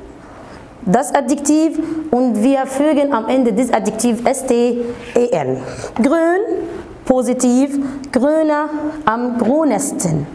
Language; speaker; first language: German; non-native, fluent; Arabic